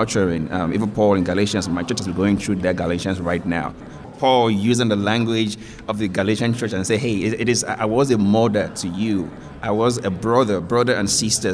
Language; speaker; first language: English; non-native, local second language; Yoruba